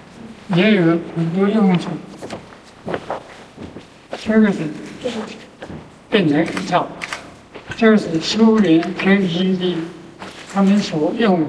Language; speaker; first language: Chinese; non-native, local second language; Min Nan Chinese